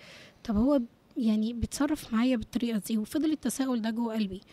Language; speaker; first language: Arabic; native; Arabic